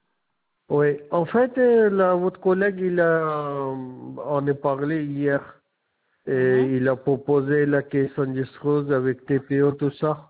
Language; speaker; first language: French; non-native, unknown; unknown